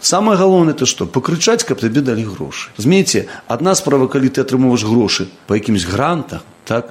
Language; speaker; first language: Belarusian; native; Belarusian